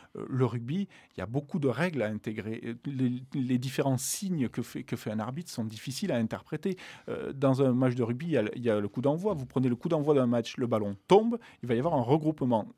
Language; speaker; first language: French; native; French